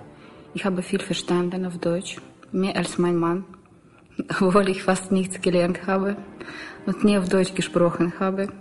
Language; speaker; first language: German; non-native, learner; Russian